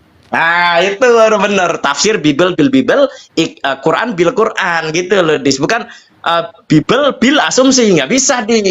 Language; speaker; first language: Indonesian; native; Indonesian